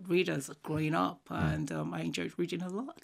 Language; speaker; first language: English; non-native, local second language; Igbo